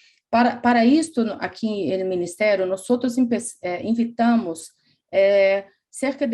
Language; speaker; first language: Spanish; non-native, fluent; Portuguese